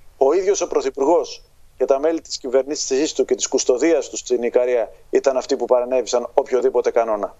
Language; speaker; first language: Greek; native; Greek